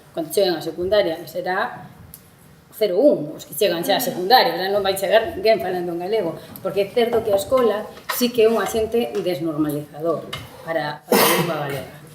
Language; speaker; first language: Galician; non-native, local second language; Spanish